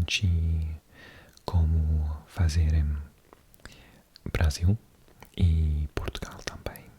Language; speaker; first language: Portuguese; non-native, learner; English